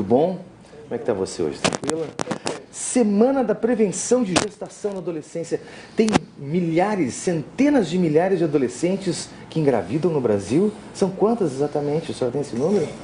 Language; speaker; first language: Portuguese; native; Portuguese